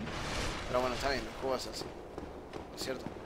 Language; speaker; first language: Spanish; native; Spanish